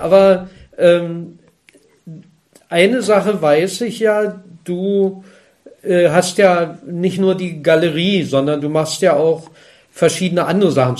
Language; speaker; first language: German; native; German